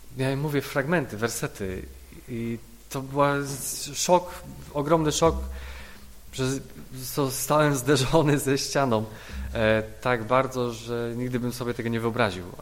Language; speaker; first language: Polish; native; Polish